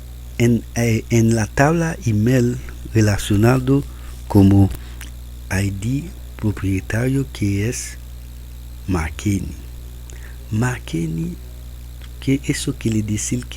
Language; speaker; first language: Spanish; non-native, learner; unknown